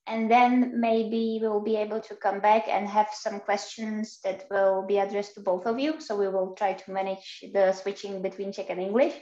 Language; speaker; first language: English; non-native, fluent; Czech